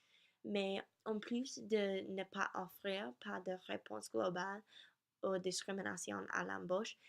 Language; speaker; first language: French; non-native, learner; English